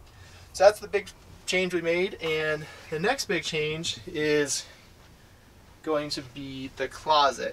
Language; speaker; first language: English; native; English